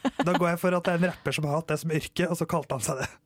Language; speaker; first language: Norwegian; native; Norwegian